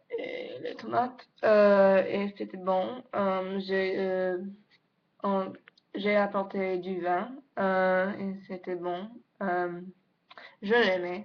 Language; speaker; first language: French; non-native, learner; English